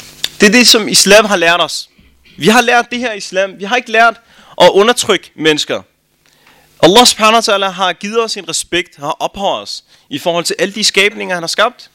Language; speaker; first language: Danish; early bilingual, other home language; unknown